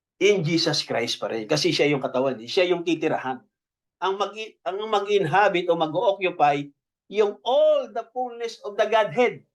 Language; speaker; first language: Filipino; native; Filipino